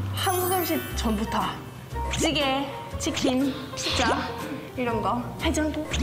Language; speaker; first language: Korean; non-native, fluent; German